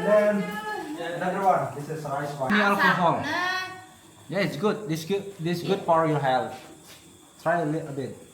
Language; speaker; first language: English; non-native, learner; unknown